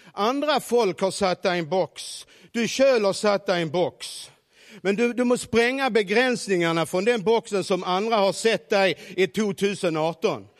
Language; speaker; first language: Norwegian; non-native, fluent; Swedish